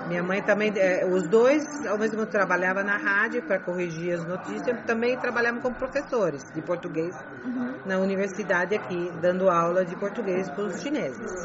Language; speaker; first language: Portuguese; early bilingual, heritage; Portuguese